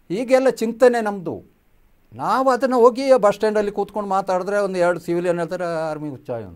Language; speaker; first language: Kannada; non-native, local second language; Kodava